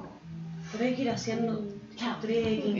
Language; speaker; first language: Spanish; native; Spanish